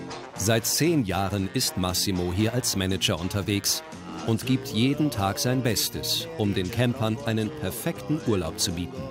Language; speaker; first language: German; native; German